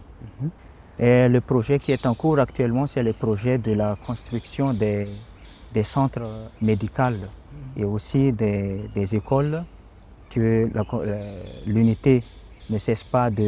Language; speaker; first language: French; non-native, local second language; Malagasy